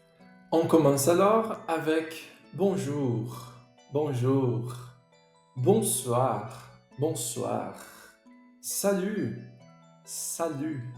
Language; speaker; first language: French; non-native, fluent; Portuguese